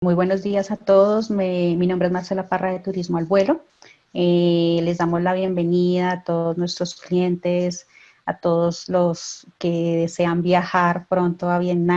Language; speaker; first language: Spanish; native; Spanish